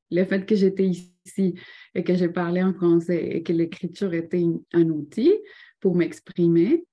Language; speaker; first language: French; non-native, fluent; Spanish